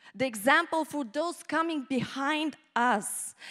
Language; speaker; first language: English; non-native, fluent; Bulgarian